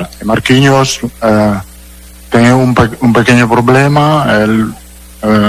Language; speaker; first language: Portuguese; non-native, learner; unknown